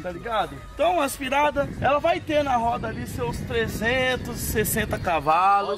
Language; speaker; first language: Portuguese; native; Portuguese